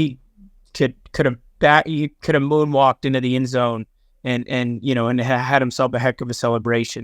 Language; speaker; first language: English; native; English